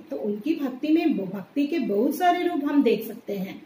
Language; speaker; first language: Hindi; non-native, local second language; Malayalam